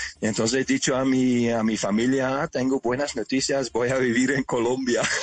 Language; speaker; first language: Spanish; non-native, fluent; Dutch